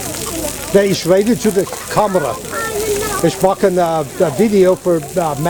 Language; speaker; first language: German; non-native, fluent; English